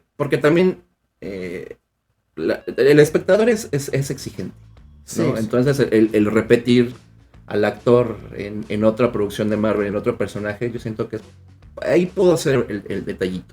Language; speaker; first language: Spanish; native; Spanish